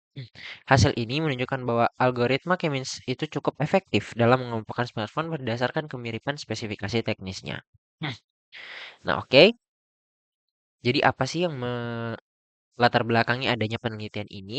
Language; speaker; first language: Indonesian; native; Indonesian